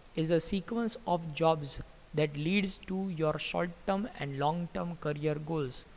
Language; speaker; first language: English; non-native, local second language; Gujarati